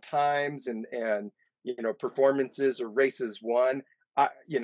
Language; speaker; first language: English; native; English